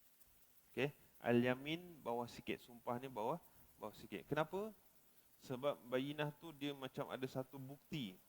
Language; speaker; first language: Malay; native; Malay